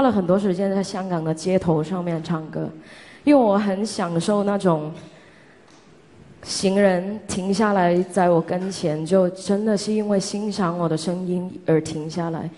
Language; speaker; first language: Chinese; non-native, local second language; Cantonese